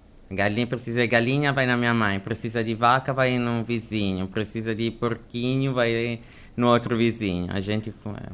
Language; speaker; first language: Portuguese; non-native, fluent; Italian